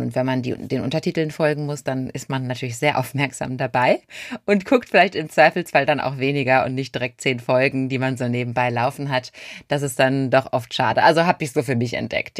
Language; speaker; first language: German; native; German